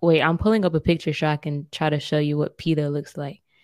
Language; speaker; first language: English; native; English